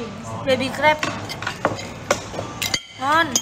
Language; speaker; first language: English; non-native, learner; Indonesian